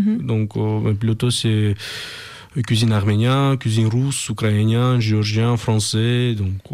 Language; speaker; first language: French; non-native, learner; Russian